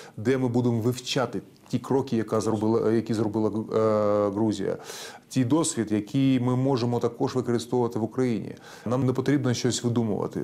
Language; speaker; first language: Ukrainian; non-native, local second language; Russian